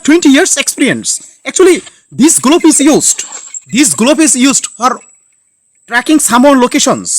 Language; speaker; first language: English; non-native, learner; Bangla